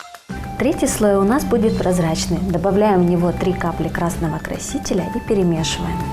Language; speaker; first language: Russian; native; Russian